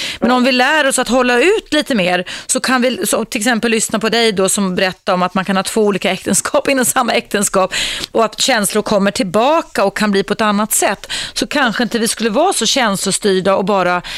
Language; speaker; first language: Swedish; native; Swedish